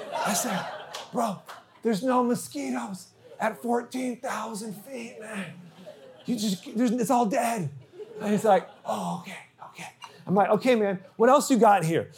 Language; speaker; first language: English; native; English